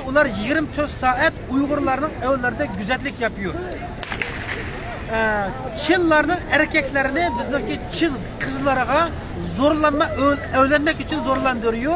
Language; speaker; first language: Turkish; non-native, learner; Uyghur